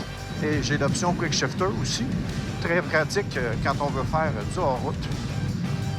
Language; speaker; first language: French; native; French